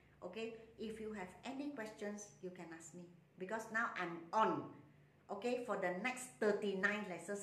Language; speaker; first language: English; non-native, local second language; Malay